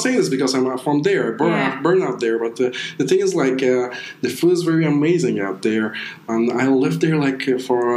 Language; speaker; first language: English; non-native, fluent; Persian